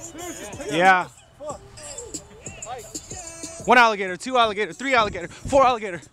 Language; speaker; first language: English; native; English